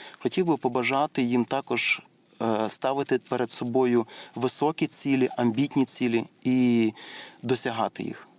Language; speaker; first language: Ukrainian; native; Ukrainian